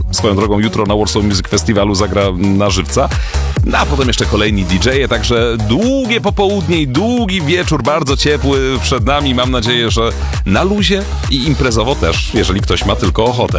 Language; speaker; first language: Polish; native; Polish